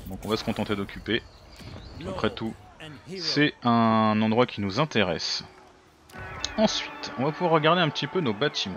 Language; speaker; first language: French; native; French